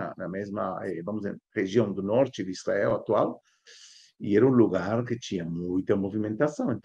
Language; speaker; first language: Portuguese; non-native, fluent; Spanish